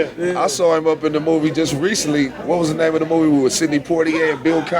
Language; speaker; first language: English; native; English